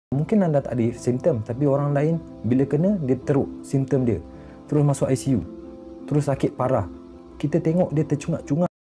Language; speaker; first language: Malay; native; Malay